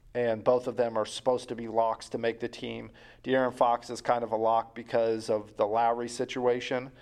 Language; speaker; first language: English; native; English